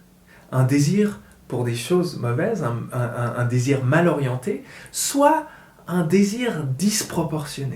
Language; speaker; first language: French; native; French